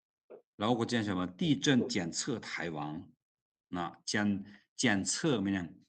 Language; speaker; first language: Chinese; non-native, fluent; Lao